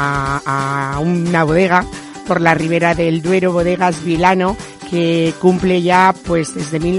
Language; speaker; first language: Spanish; native; Spanish